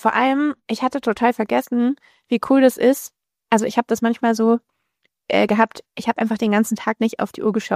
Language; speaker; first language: German; native; German